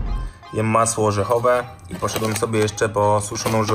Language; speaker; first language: Polish; native; Polish